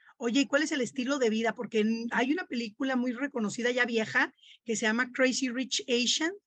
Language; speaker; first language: Spanish; native; Spanish